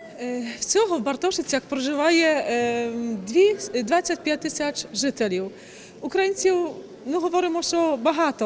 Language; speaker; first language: Ukrainian; early bilingual, heritage; Ukrainian